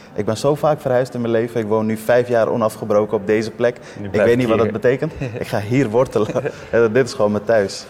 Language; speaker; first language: Dutch; early bilingual, other home language; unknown